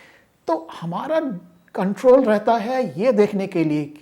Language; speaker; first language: Hindi; native; Hindi